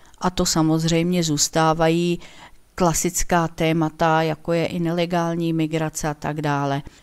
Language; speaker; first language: Czech; native; Czech